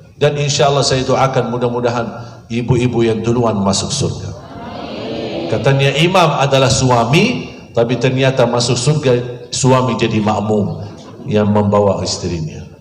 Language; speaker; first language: Indonesian; non-native, fluent; Arabic